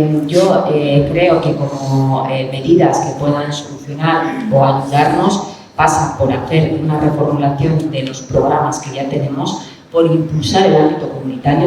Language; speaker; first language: Spanish; native; Spanish